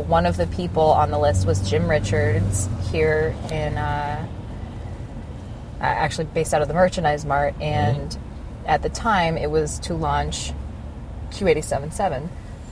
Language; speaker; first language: English; native; English